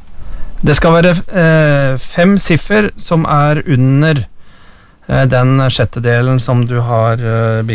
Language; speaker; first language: Norwegian; native; Norwegian